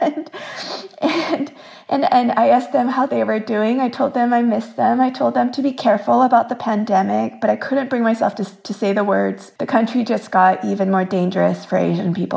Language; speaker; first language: English; early bilingual, other home language; Korean